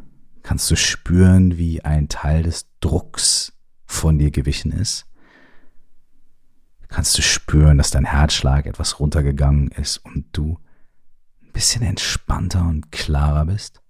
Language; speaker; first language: German; native; German